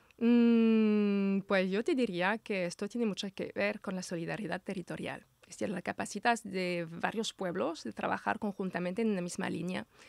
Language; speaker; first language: Spanish; non-native, fluent; French